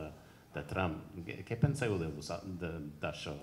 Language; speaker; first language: Catalan; non-native, fluent; English